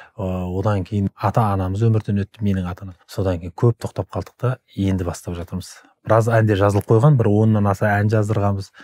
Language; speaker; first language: Kazakh; native; Kazakh